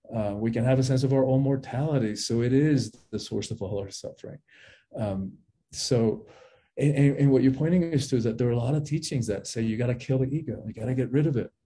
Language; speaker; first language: English; early bilingual, other home language; Spanish